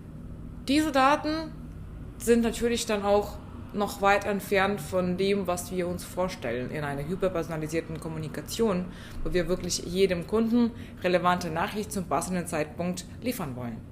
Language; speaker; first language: German; non-native, fluent; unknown